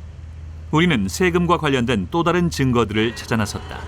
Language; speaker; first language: Korean; native; Korean